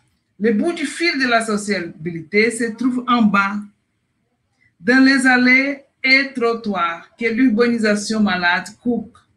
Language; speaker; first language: French; non-native, fluent; Portuguese